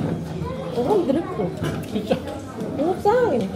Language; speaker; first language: German; non-native, learner; Turkish